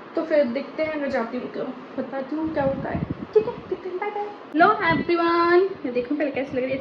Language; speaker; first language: Hindi; native; Hindi